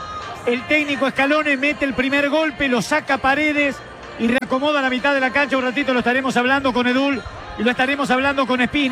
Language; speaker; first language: Spanish; native; Spanish